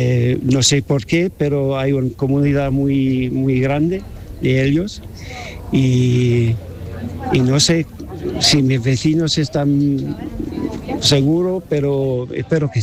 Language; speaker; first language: Spanish; non-native, fluent; English